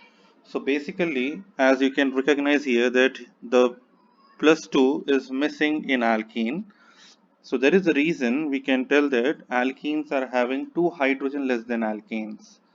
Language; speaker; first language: English; non-native, local second language; Hindi